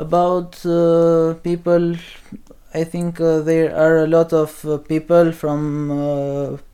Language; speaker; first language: English; non-native, learner; Albanian